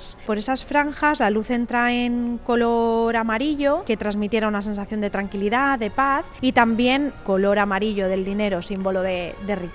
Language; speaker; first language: Spanish; native; Spanish